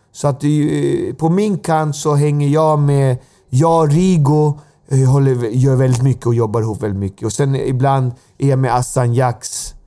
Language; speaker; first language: Swedish; native; Swedish